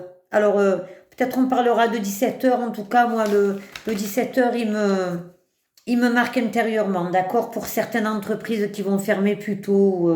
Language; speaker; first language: French; native; French